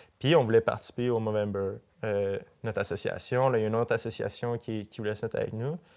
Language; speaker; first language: French; native; French